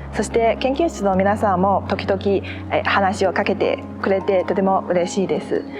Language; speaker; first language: Japanese; non-native, fluent; Chinese